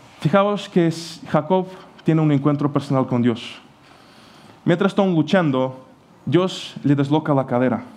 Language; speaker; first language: Spanish; non-native, fluent; Ukrainian